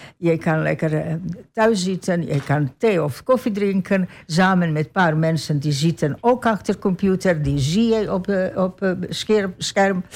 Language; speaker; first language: Dutch; non-native, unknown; Croatian